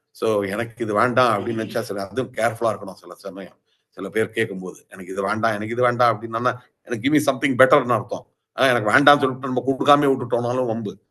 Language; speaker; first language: Tamil; early bilingual, heritage; Tamil